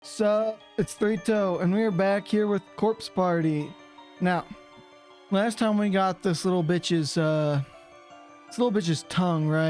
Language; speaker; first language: English; native; English